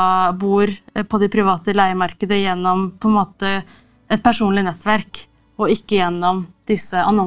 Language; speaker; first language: Norwegian; native; Norwegian